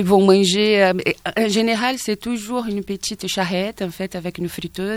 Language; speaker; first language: French; non-native, fluent; Portuguese